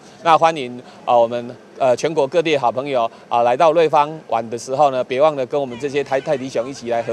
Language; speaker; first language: Chinese; native; Chinese